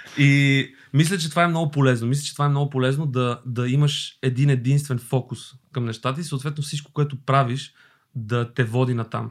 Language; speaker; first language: Bulgarian; early bilingual, other home language; Albanian